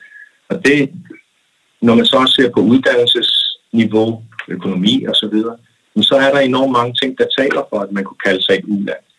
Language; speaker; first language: Danish; non-native, local second language; Kalaallisut